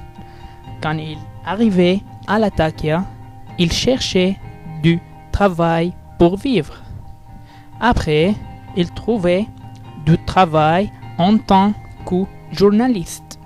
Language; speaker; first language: French; non-native, learner; Arabic